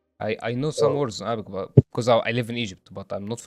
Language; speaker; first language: English; non-native, learner; Arabic